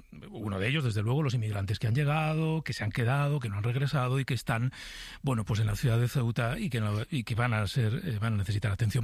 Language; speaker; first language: Spanish; native; Spanish